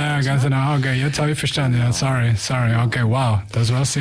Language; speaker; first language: German; non-native, learner; Spanish